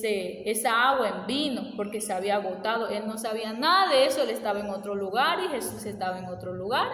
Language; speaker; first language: Spanish; native; Spanish